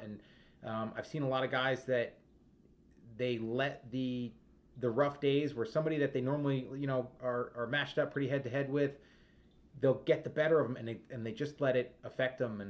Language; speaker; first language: English; native; English